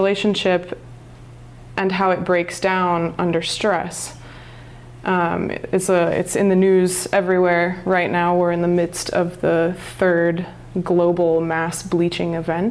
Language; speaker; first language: English; native; English